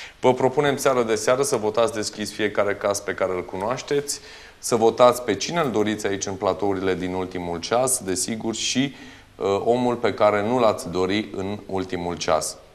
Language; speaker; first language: Romanian; native; Romanian